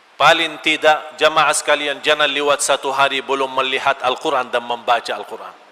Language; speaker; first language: Malay; non-native, fluent; Arabic